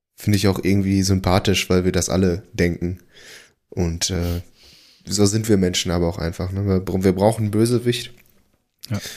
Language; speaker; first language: German; early bilingual, other home language; Portuguese